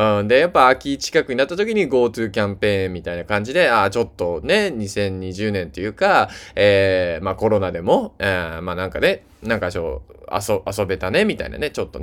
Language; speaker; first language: Japanese; native; Japanese